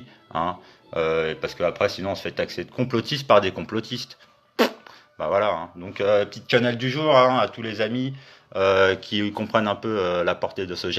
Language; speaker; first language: French; native; French